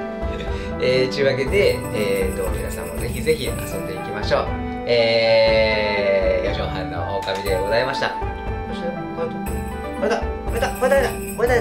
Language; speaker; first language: Japanese; native; Japanese